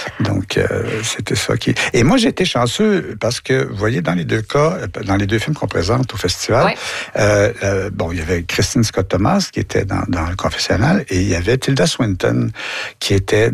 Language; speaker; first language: French; native; French